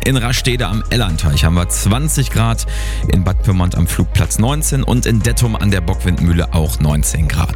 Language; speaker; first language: German; native; German